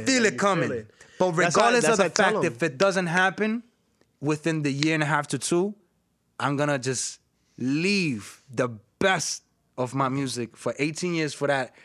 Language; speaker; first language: English; early bilingual, other home language; Spanish